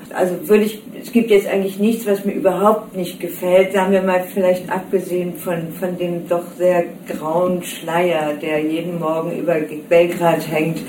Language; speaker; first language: German; native; German